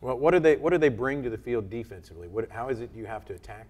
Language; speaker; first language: English; native; English